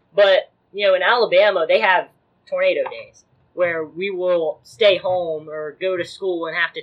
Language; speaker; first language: English; native; English